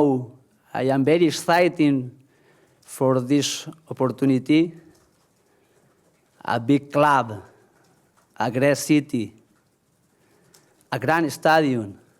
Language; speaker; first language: English; non-native, learner; Spanish